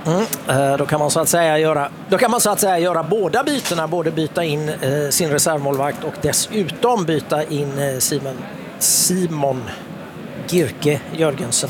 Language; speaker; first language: Swedish; native; Swedish